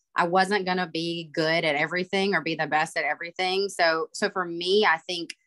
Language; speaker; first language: English; native; English